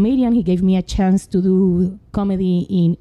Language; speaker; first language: English; non-native, fluent; Spanish